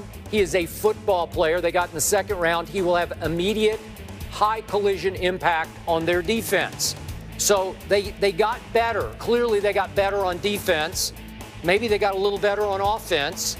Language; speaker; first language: English; native; English